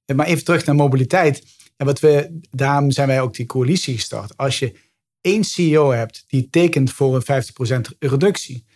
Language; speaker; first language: Dutch; native; Dutch